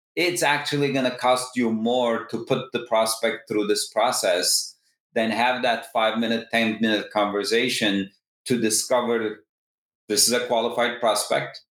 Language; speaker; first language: English; non-native, fluent; Turkish